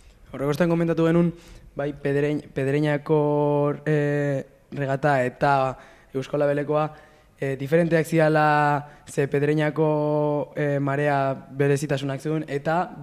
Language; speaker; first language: Basque; native; Basque